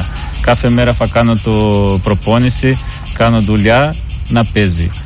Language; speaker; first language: Greek; non-native, learner; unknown